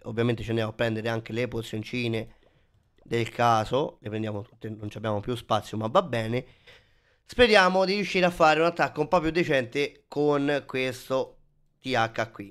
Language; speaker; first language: Italian; native; Italian